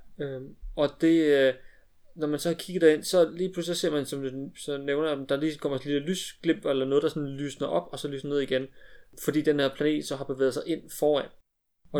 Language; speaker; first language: Danish; native; Danish